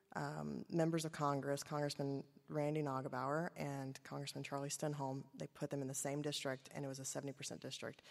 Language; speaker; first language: English; native; English